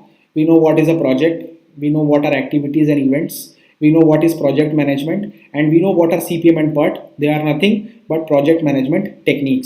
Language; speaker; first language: English; non-native, local second language; Hindi